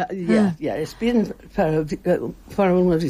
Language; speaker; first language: Spanish; non-native, learner; English